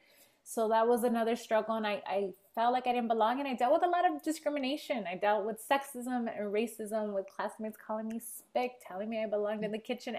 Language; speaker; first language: English; native; English